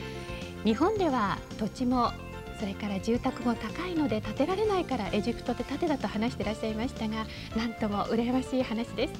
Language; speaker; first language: Japanese; native; Japanese